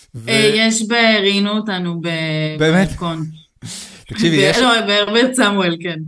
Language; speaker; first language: Hebrew; early bilingual, other home language; Russian